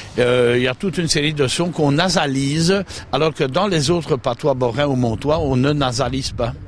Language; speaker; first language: French; non-native, local second language; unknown